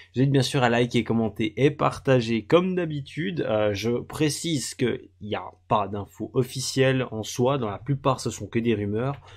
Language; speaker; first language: French; native; French